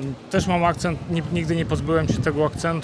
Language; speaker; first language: Polish; non-native, fluent; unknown